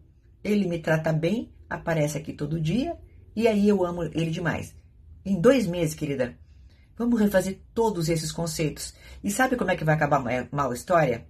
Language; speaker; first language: Portuguese; native; Portuguese